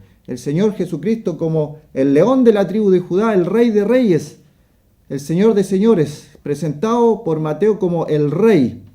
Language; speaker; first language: Spanish; native; Spanish